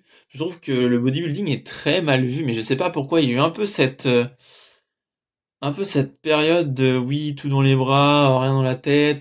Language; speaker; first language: French; native; French